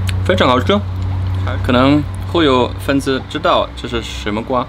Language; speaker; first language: Chinese; non-native, fluent; German